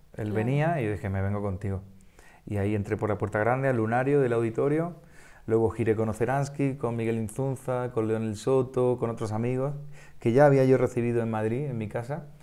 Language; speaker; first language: Spanish; native; Spanish